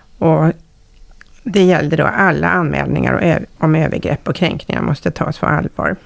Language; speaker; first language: Swedish; native; Swedish